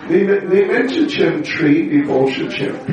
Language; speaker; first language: Russian; non-native, learner; English